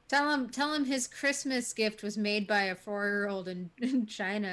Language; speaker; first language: English; native; English